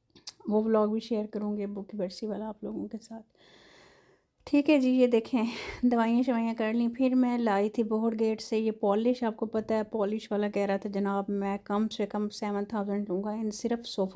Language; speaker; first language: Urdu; non-native, local second language; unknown